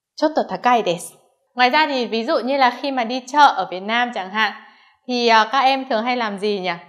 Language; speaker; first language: Vietnamese; native; Vietnamese